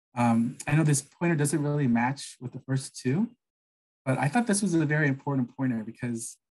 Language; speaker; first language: English; non-native, fluent; Korean